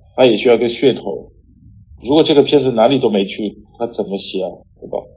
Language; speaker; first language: Chinese; non-native, fluent; French